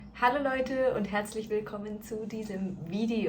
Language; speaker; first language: German; native; German